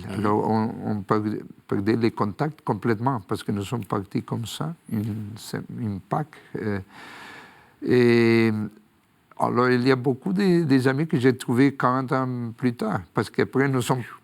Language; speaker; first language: French; non-native, fluent; Spanish